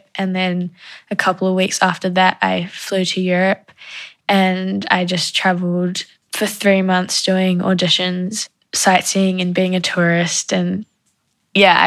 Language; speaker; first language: English; native; English